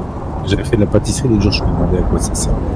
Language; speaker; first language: French; native; French